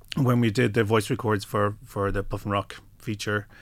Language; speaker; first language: English; native; English